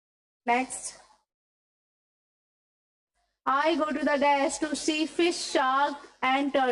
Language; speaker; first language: English; non-native, local second language; Hindi